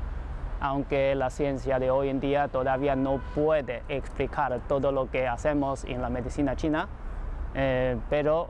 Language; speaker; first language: Spanish; non-native, fluent; Chinese